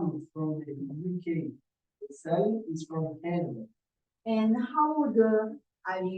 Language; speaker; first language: English; non-native, learner; Portuguese